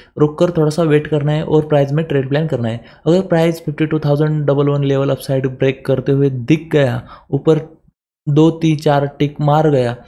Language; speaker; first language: Hindi; non-native, local second language; Marathi